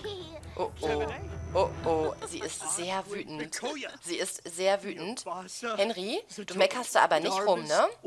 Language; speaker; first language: German; native; German